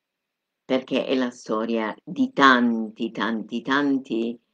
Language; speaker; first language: Italian; non-native, fluent; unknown